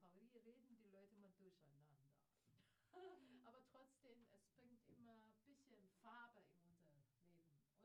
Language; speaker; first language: German; non-native, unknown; Chinese